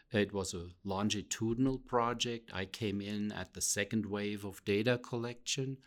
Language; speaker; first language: English; non-native, fluent; German